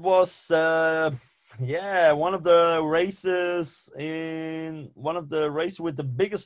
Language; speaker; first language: English; non-native, fluent; Western Frisian